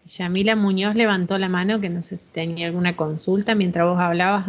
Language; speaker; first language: Spanish; native; Spanish